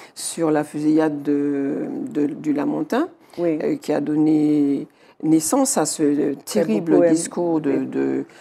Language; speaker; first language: French; native; French